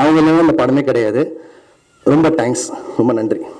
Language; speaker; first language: Tamil; native; Tamil